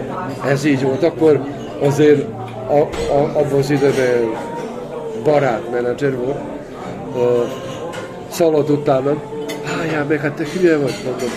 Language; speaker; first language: Hungarian; non-native, local second language; Serbian